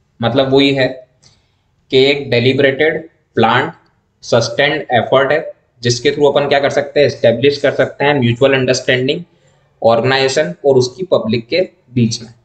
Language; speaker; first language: Hindi; native; Hindi